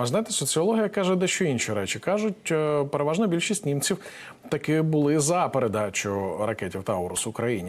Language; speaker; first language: Ukrainian; native; Ukrainian